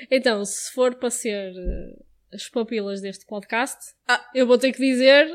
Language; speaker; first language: Portuguese; native; Portuguese